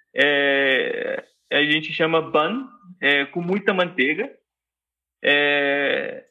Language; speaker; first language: Portuguese; non-native, fluent; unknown